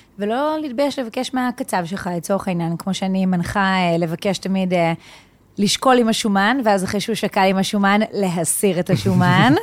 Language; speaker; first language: Hebrew; native; Hebrew